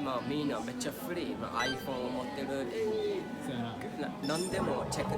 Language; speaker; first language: Japanese; non-native, learner; English